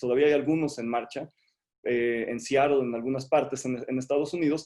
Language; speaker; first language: Spanish; native; Spanish